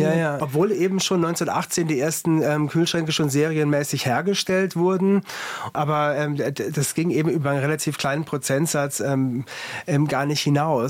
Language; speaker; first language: German; native; German